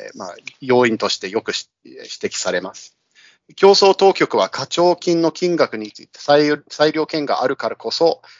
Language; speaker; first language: Japanese; non-native, fluent; English